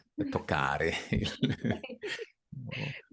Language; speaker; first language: Italian; non-native, learner; German